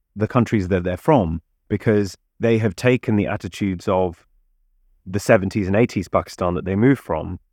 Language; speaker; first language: English; native; English